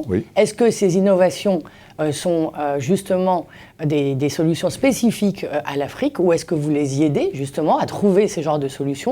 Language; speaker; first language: French; native; French